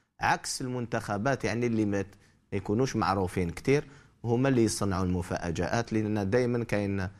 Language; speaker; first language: Arabic; native; Arabic